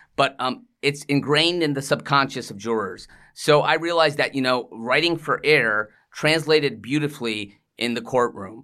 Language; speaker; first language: English; native; English